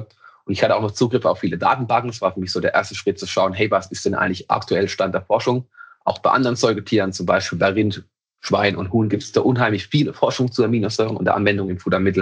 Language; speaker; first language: German; native; German